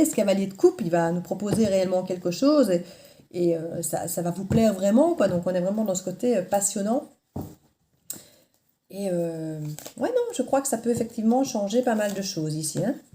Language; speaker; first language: French; native; French